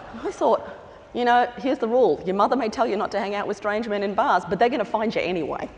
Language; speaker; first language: English; native; English